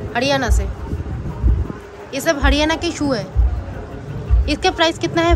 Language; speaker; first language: Hindi; non-native, local second language; Bangla